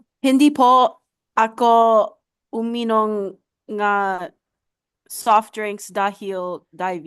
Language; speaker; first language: Filipino; non-native, learner; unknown